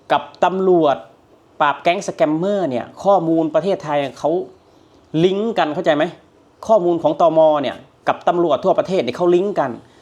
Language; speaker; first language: Thai; native; Thai